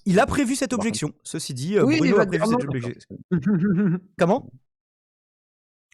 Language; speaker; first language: French; native; French